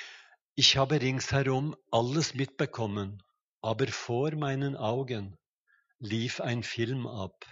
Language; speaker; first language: German; non-native, fluent; Norwegian